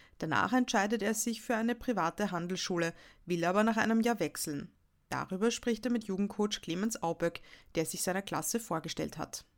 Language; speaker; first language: German; native; German